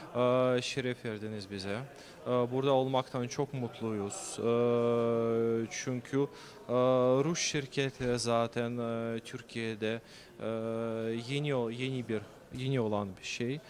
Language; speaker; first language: Turkish; non-native, fluent; Russian